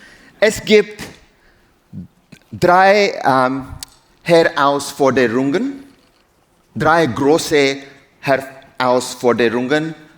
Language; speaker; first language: German; non-native, learner; English